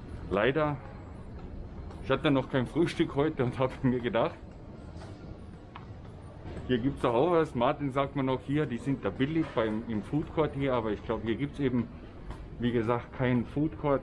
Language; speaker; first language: German; native; German